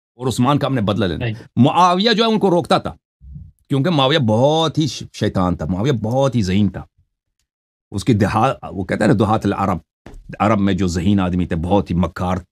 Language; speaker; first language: Urdu; non-native, local second language; Balti